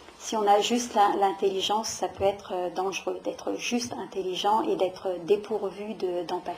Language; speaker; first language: French; native; French